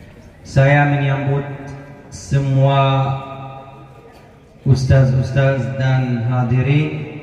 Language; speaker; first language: Indonesian; non-native, fluent; Arabic